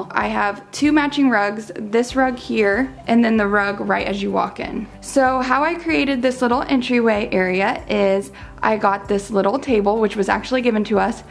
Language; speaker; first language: English; native; English